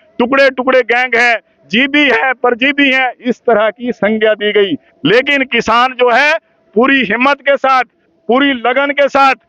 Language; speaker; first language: Hindi; native; Hindi